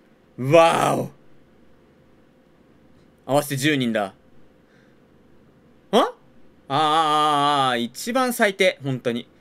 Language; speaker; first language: Japanese; native; Japanese